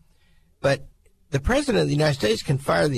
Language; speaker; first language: English; native; English